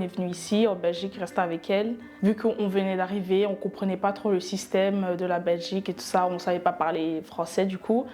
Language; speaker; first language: French; early bilingual, other home language; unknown